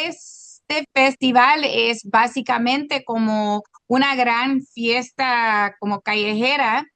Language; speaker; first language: Spanish; non-native, local second language; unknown